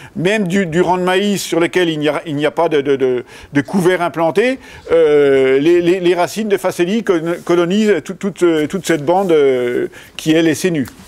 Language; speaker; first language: French; native; French